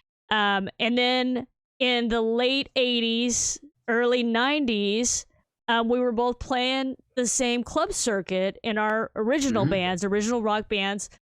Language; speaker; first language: English; native; English